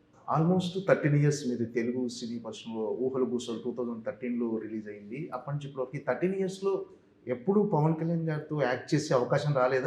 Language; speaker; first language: Telugu; native; Telugu